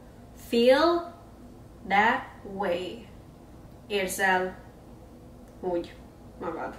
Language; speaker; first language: Hungarian; early bilingual, heritage; English